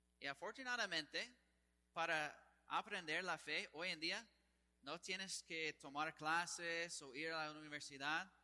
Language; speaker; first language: Spanish; non-native, fluent; English